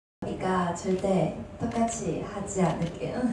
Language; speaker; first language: Korean; non-native, fluent; Indonesian